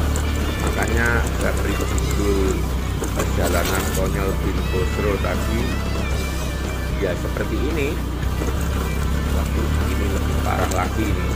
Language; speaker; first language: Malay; non-native, local second language; Javanese